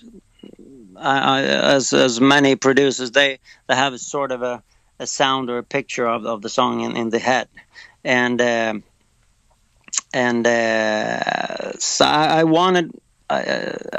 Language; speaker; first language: English; non-native, fluent; Swedish